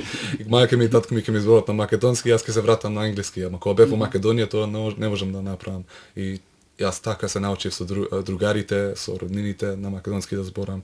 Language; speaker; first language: Macedonian; early bilingual, heritage; Macedonian